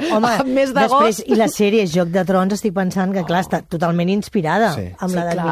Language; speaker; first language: Catalan; native; Catalan